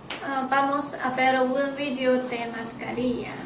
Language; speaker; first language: Spanish; non-native, learner; Chinese